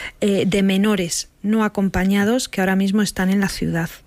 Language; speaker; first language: Spanish; native; Spanish